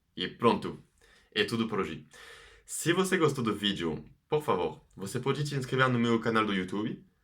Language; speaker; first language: Portuguese; non-native, fluent; French